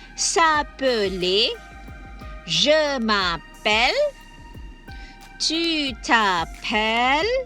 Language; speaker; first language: French; non-native, learner; Malay